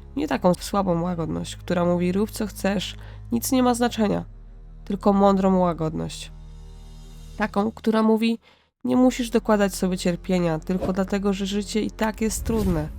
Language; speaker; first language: Polish; native; Polish